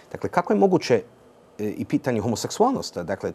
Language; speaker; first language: Serbian; early bilingual, heritage; Serbian